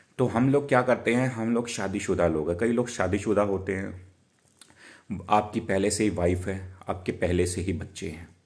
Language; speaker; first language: Hindi; native; Hindi